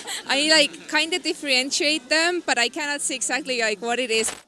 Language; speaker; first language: English; non-native, fluent; Estonian